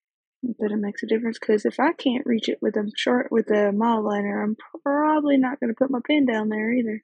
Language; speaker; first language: English; native; English